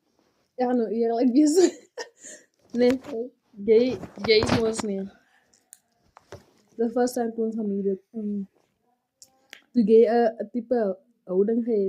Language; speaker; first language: Dutch; non-native, learner; Afrikaans